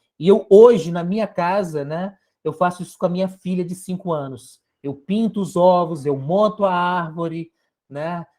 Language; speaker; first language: Portuguese; native; Portuguese